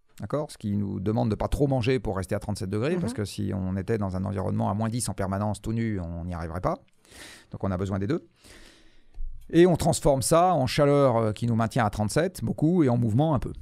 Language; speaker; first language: French; native; French